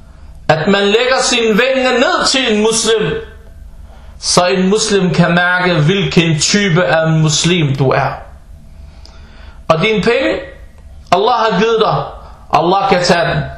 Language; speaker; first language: Danish; non-native, fluent; Arabic